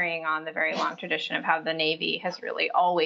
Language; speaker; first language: English; native; English